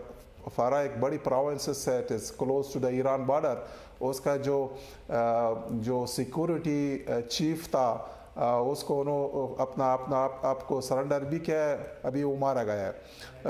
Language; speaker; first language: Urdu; non-native, learner; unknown